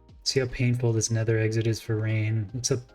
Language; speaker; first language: English; native; English